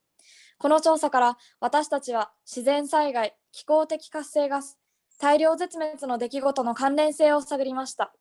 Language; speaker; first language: Japanese; native; Japanese